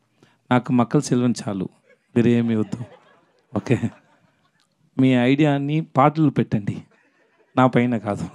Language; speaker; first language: Telugu; non-native, learner; Tamil